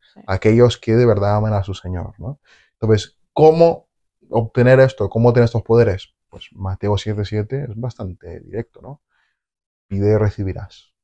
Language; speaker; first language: Spanish; native; Spanish